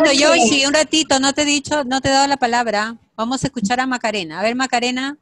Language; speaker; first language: Spanish; native; Spanish